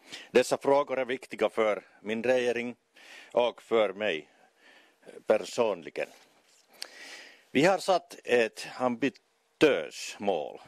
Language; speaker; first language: Swedish; non-native, local second language; Finnish